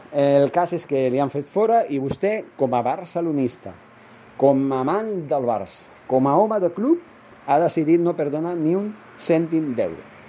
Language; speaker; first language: Catalan; non-native, local second language; Spanish